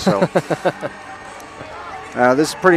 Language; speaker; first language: English; native; English